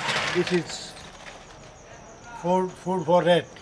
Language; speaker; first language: English; non-native, learner; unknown